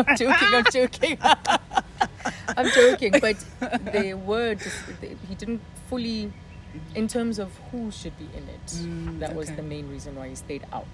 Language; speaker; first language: English; non-native, local second language; Zulu